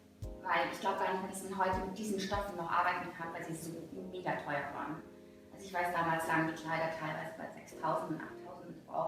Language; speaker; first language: German; native; German